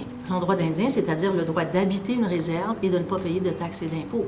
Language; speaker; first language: French; native; French